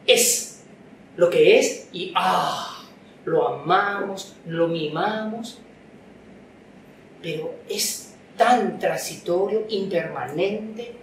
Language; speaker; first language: Spanish; non-native, fluent; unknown